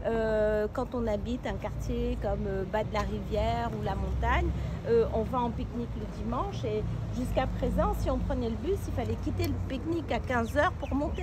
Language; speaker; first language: French; native; French